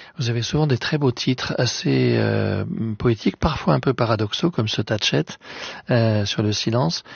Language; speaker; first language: French; native; French